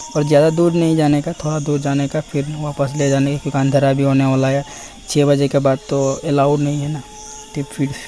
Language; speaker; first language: Hindi; non-native, local second language; Bangla